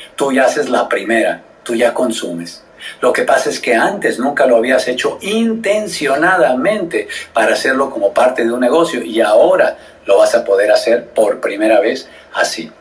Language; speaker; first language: Spanish; native; Spanish